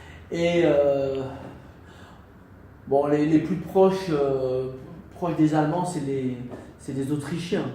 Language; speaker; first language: French; non-native, fluent; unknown